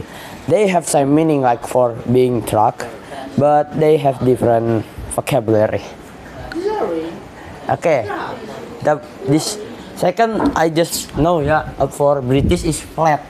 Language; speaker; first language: English; non-native, learner; Indonesian